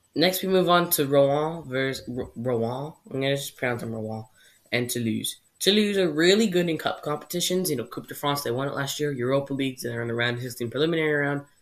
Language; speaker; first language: English; native; English